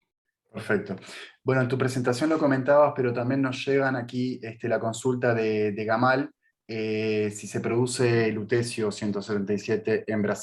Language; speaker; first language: Spanish; native; Spanish